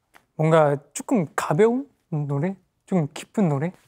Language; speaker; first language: Korean; non-native, fluent; Chinese